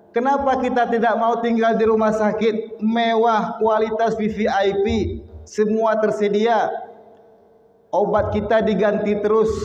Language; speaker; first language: Malay; non-native, local second language; Minangkabau